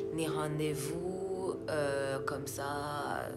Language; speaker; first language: French; non-native, local second language; Rundi